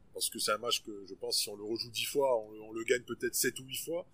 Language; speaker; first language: French; native; French